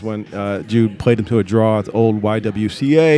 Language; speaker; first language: English; native; English